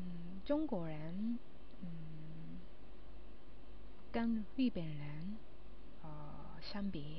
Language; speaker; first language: Chinese; non-native, learner; Japanese